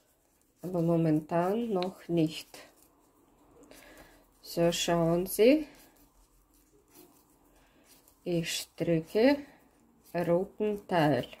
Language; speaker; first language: German; non-native, fluent; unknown